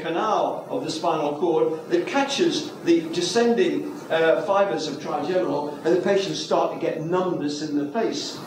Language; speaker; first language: English; native; English